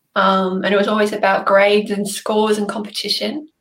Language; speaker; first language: English; native; English